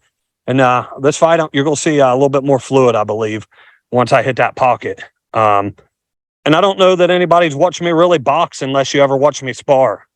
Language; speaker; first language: English; native; English